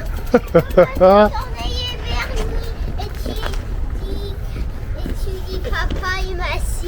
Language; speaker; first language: French; early bilingual, heritage; French